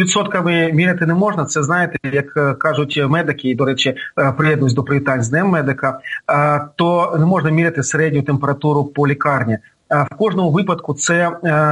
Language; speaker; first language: Ukrainian; native; Ukrainian